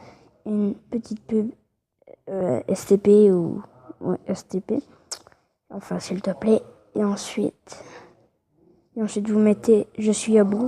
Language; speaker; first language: French; native; French